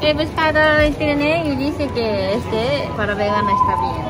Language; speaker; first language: Spanish; non-native, learner; Japanese